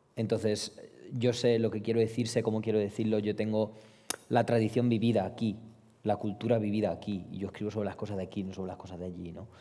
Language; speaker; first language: Spanish; early bilingual, other home language; Romanian